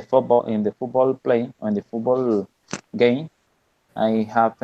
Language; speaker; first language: English; non-native, learner; Spanish